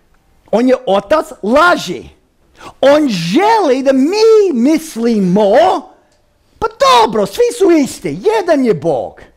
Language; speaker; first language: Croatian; early bilingual, heritage; Croatian